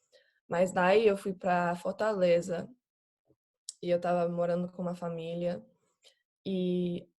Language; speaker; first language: Portuguese; non-native, fluent; English